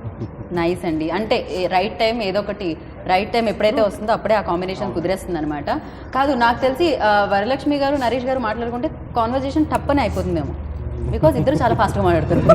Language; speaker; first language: Telugu; native; Telugu